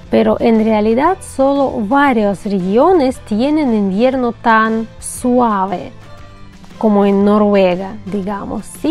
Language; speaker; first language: Spanish; non-native, fluent; Russian